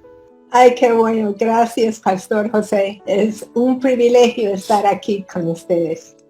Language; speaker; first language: Spanish; non-native, fluent; English